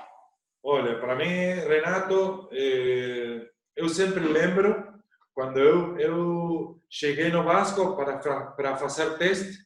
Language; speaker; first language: Portuguese; non-native, learner; Spanish